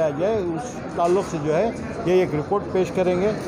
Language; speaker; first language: Urdu; native; Urdu